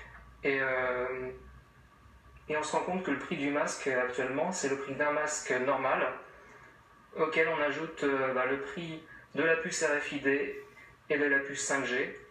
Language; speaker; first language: French; native; French